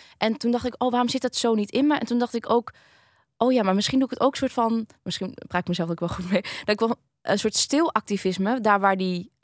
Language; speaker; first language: Dutch; early bilingual, other home language; Vietnamese